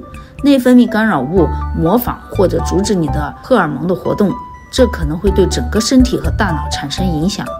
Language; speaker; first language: Chinese; native; Chinese